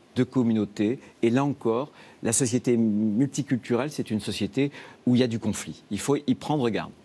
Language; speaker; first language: French; native; French